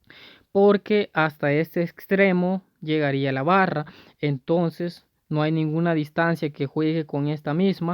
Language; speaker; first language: Spanish; native; Spanish